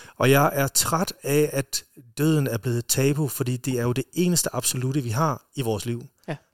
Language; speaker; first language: Danish; early bilingual, heritage; Danish